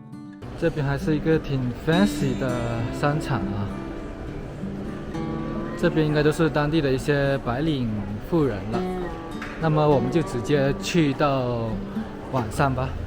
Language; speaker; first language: Chinese; native; Chinese